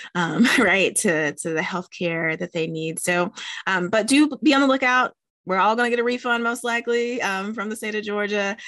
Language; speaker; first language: English; native; English